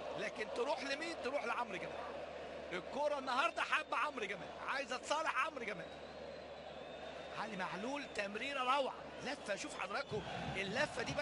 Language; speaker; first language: Arabic; native; Arabic